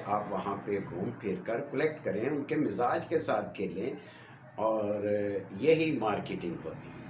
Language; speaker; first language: Urdu; non-native, local second language; Punjabi